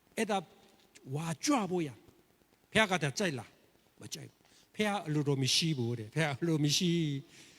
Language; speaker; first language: Burmese; non-native, learner; Korean